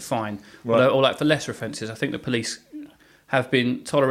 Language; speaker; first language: English; native; English